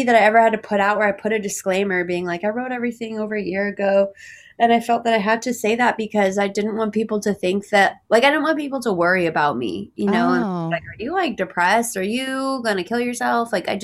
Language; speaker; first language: English; native; English